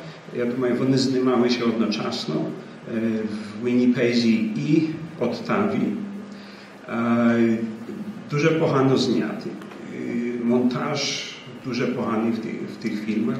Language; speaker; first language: Ukrainian; early bilingual, heritage; Ukrainian